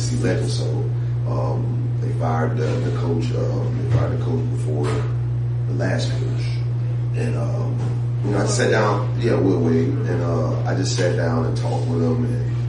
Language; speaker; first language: English; native; English